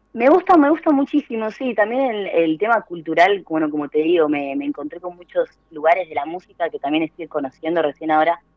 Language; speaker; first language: Spanish; native; Spanish